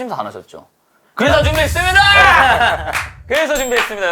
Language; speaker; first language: Korean; native; Korean